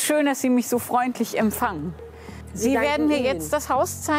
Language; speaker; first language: German; native; German